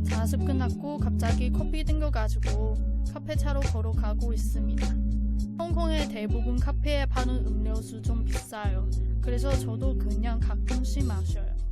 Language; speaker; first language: Korean; non-native, learner; Cantonese